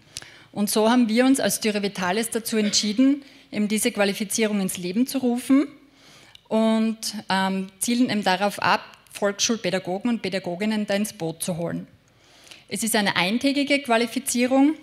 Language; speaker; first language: German; native; German